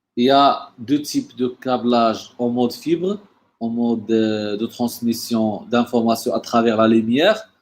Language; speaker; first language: French; non-native, local second language; Arabic